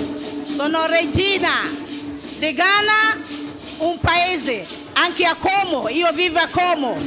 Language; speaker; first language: Italian; non-native, learner; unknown